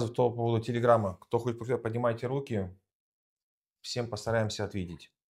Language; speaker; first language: Russian; native; Russian